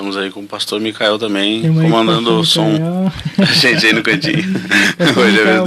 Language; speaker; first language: Portuguese; native; Portuguese